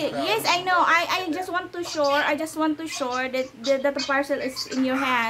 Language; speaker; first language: English; non-native, local second language; Filipino